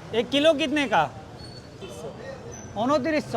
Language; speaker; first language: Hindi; non-native, learner; Bangla